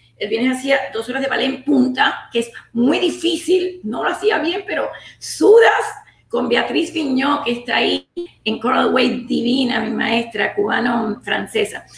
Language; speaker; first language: Spanish; native; Spanish